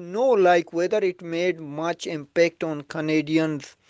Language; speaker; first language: English; non-native, fluent; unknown